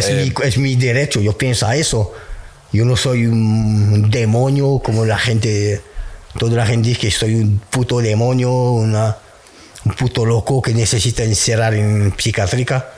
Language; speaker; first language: Spanish; non-native, fluent; French